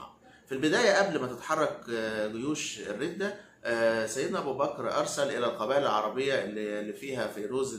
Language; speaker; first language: Arabic; native; Arabic